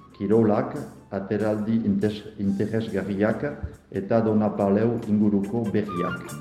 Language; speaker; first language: Basque; non-native, local second language; French